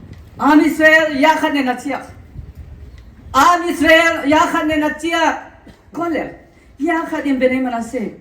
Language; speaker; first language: Hebrew; non-native, fluent; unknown